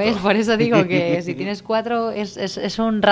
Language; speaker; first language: Spanish; native; Spanish